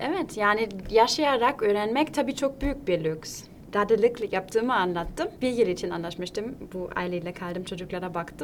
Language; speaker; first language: Turkish; non-native, fluent; German